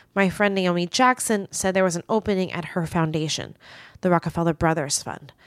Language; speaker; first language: English; early bilingual, other home language; Chinese